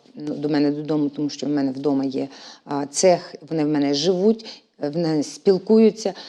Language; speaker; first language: Ukrainian; native; Ukrainian